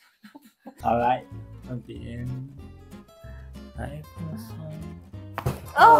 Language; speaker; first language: Chinese; native; Chinese